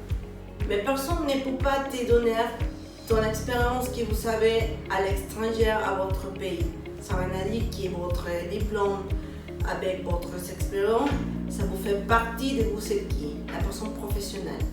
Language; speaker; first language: French; non-native, learner; Spanish